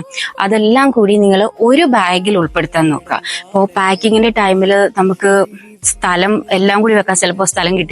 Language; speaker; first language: Malayalam; native; Malayalam